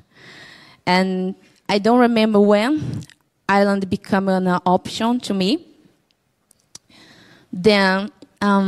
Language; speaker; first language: English; non-native, learner; Portuguese